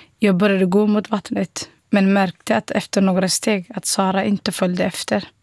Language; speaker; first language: Swedish; non-native, fluent; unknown